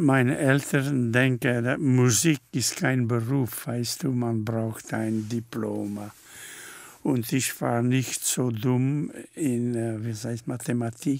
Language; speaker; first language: German; non-native, fluent; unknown